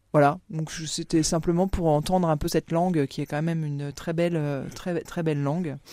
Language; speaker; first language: French; native; French